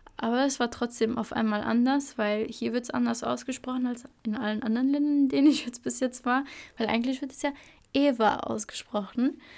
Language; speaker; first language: German; early bilingual, other home language; Albanian